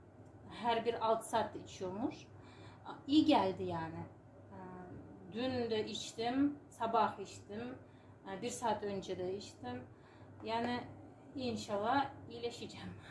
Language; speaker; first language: Turkish; non-native, learner; Uzbek